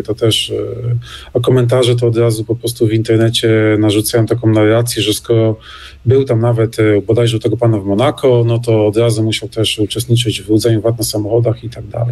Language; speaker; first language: Polish; native; Polish